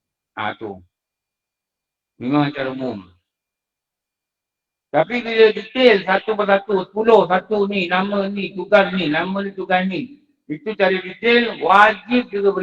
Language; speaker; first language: Malay; native; Malay